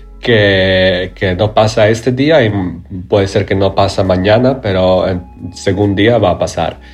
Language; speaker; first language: Spanish; non-native, learner; Croatian